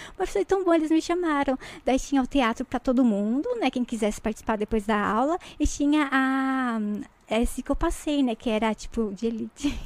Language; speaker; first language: Portuguese; native; Portuguese